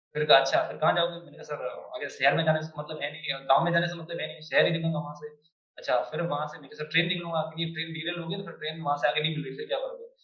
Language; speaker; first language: Hindi; native; Hindi